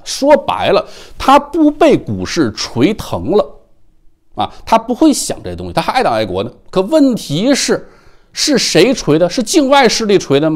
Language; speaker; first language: Chinese; native; Chinese